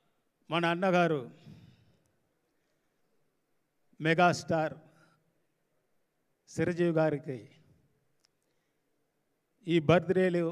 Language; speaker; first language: Telugu; non-native, learner; Tamil